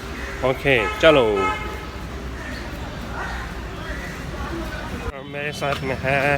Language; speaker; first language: Hindi; non-native, local second language; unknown